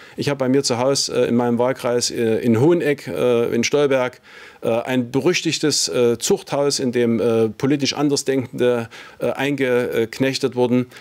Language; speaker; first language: German; native; German